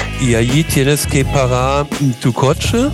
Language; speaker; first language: Spanish; non-native, learner; German